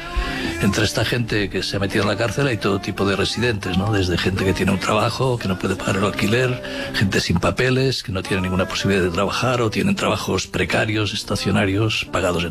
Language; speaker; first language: Spanish; native; Spanish